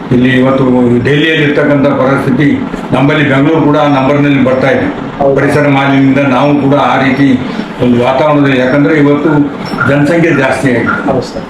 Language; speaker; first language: Kannada; native; Kannada